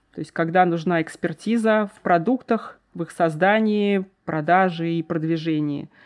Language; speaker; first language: Russian; native; Russian